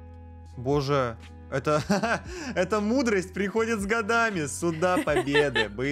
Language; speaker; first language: Russian; native; Russian